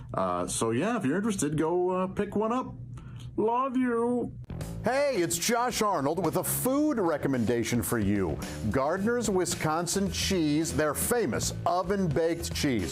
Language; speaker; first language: English; native; English